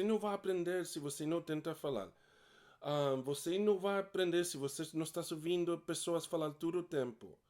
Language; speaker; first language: Portuguese; non-native, learner; English